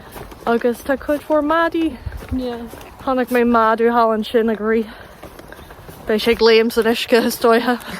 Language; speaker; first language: Irish; non-native, local second language; English